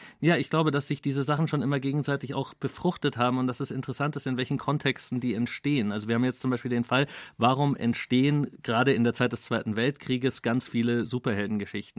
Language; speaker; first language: German; native; German